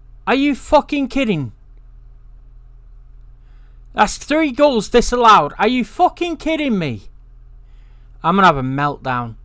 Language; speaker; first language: English; native; English